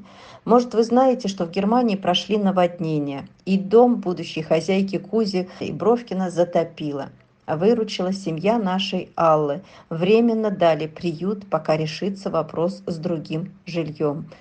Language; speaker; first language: Russian; native; Russian